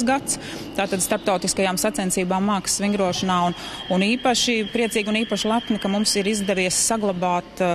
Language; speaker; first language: Latvian; native; Latvian